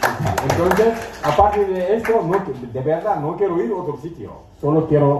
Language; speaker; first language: Spanish; non-native, learner; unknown